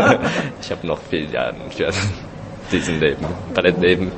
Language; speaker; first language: German; non-native, learner; Japanese